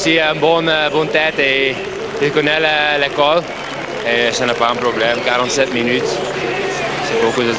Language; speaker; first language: French; non-native, learner; Dutch